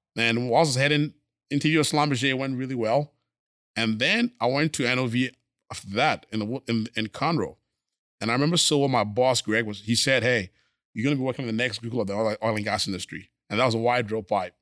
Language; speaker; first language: English; non-native, local second language; Akan